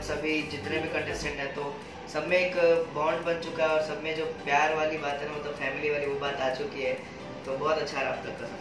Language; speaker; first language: Hindi; native; Hindi